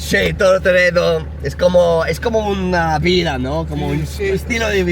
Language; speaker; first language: Spanish; non-native, learner; English